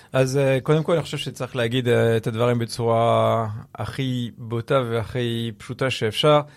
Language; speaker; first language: Hebrew; non-native, fluent; French